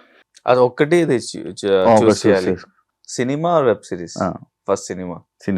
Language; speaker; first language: Telugu; non-native, learner; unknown